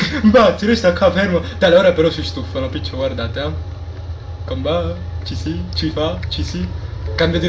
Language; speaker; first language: Italian; native; Italian